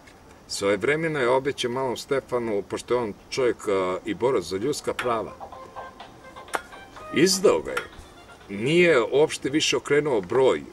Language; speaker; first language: Serbian; native; Serbian